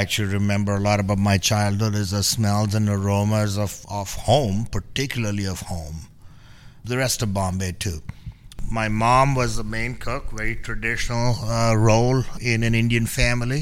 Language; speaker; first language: English; non-native, local second language; Punjabi